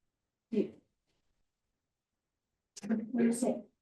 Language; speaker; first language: Spanish; non-native, fluent; Italian